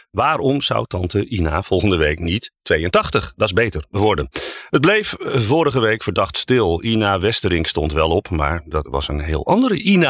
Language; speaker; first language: Dutch; native; Dutch